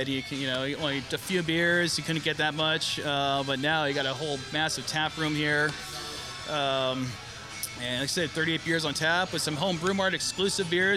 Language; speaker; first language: English; native; English